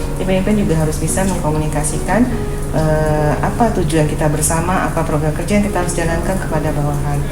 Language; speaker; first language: Indonesian; non-native, local second language; Minangkabau